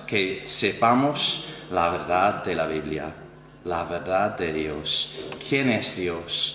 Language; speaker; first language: Spanish; non-native, fluent; English